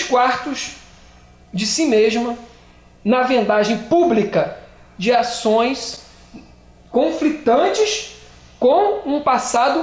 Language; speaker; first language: Portuguese; native; Portuguese